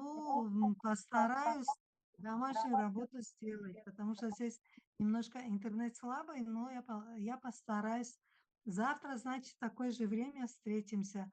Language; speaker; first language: Russian; non-native, local second language; Tajik